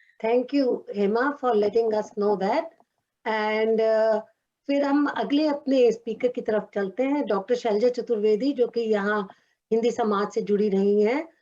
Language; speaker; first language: Hindi; native; Hindi